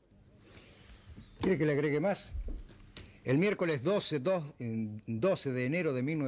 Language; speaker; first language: Spanish; native; Spanish